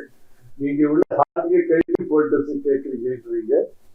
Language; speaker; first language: Tamil; non-native, learner; Kannada